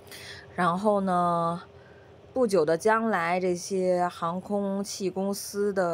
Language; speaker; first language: Chinese; native; Chinese